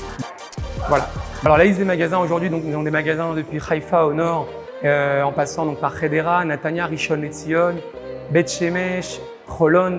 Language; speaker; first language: French; native; French